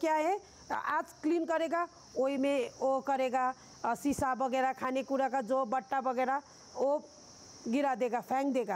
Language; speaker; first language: Hindi; non-native, local second language; Nepali